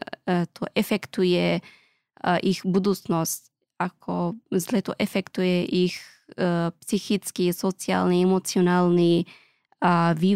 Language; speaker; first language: Slovak; non-native, learner; Pashto